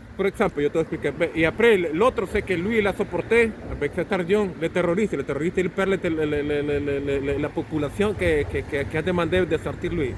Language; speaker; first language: French; non-native, learner; Spanish